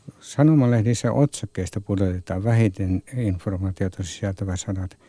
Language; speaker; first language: Finnish; native; Finnish